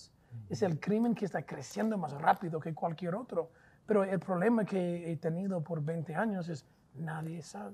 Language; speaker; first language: Spanish; non-native, fluent; English